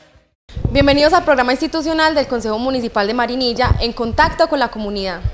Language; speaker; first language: Spanish; native; Spanish